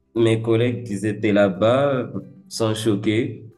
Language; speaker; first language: French; early bilingual, other home language; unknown